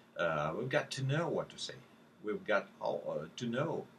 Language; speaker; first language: English; non-native, fluent; Russian